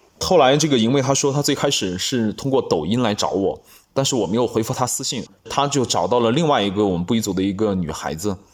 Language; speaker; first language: Chinese; non-native, local second language; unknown